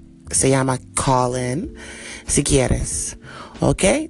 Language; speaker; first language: Spanish; non-native, learner; English